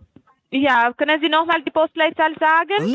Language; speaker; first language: German; non-native, fluent; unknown